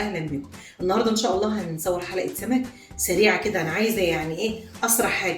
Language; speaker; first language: Arabic; native; Arabic